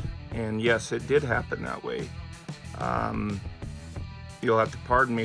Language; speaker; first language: English; native; English